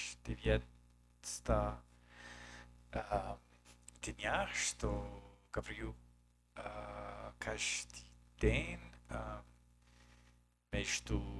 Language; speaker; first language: Russian; non-native, learner; English